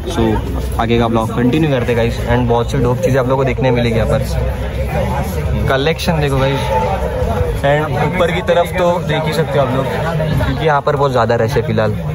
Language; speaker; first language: Hindi; non-native, local second language; Marathi